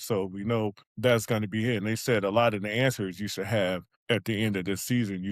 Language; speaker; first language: English; native; English